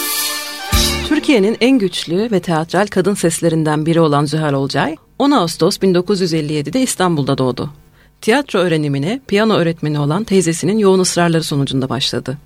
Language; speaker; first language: Turkish; native; Turkish